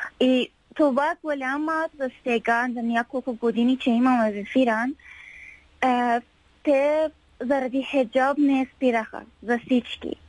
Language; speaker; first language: Bulgarian; non-native, learner; Persian